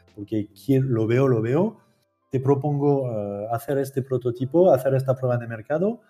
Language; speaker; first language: Spanish; non-native, fluent; French